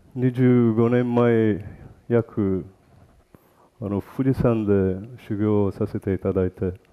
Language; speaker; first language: Japanese; early bilingual, heritage; Portuguese